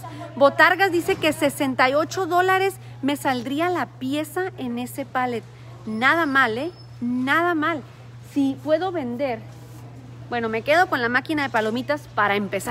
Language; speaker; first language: Spanish; native; Spanish